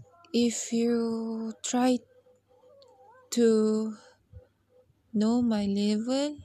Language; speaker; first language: English; non-native, learner; Malay